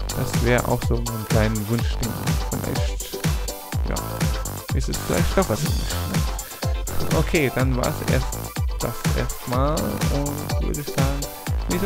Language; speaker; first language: German; native; German